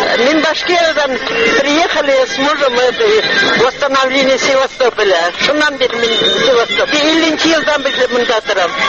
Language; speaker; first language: Tatar; early bilingual, heritage; Tatar